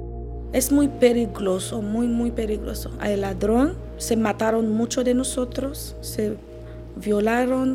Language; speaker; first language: Spanish; non-native, learner; Haitian Creole